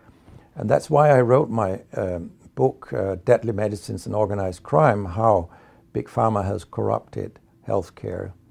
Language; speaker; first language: English; non-native, fluent; Danish